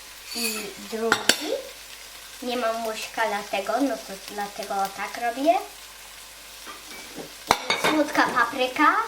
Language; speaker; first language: Polish; early bilingual, heritage; Polish